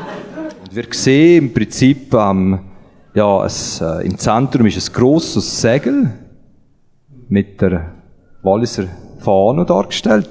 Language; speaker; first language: German; native; German